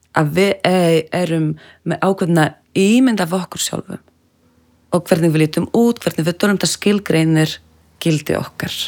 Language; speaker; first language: Icelandic; non-native, fluent; French